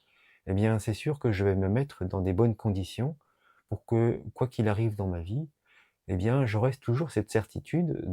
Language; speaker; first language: French; native; French